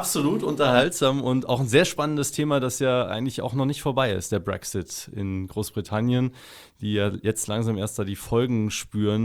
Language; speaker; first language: German; native; German